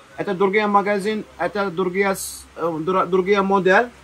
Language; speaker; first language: Russian; non-native, learner; Turkish